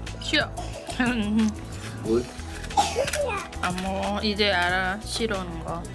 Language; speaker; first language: Korean; non-native, learner; Thai